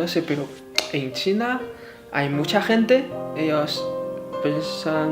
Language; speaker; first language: Spanish; non-native, fluent; Chinese